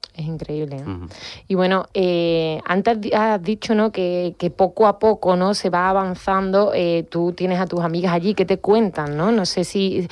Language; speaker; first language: Spanish; native; Spanish